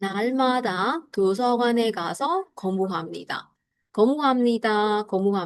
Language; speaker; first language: Korean; non-native, fluent; Burmese